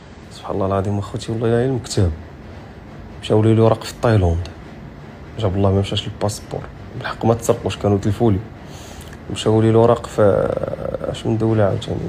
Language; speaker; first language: Arabic; native; Arabic